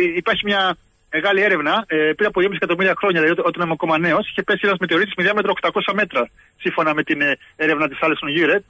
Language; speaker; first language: Greek; early bilingual, heritage; Greek